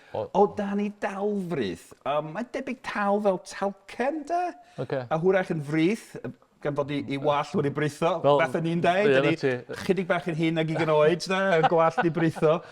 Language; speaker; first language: Welsh; non-native, fluent; English